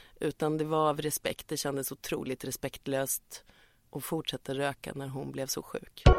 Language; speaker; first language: Swedish; native; Swedish